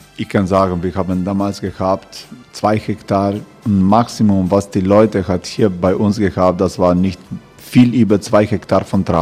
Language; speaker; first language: German; non-native, learner; Croatian